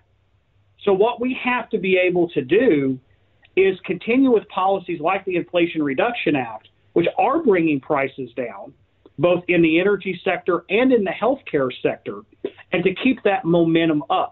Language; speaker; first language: English; native; English